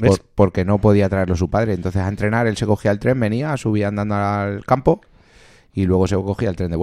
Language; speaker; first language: Spanish; native; Spanish